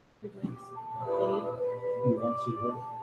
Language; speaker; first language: English; native; English